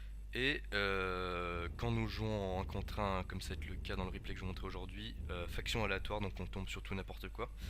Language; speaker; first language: French; native; French